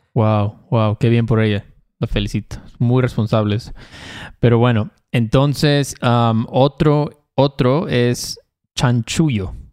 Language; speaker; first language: Spanish; native; Spanish